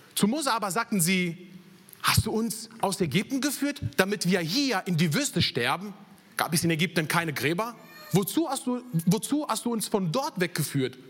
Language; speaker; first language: German; non-native, fluent; Italian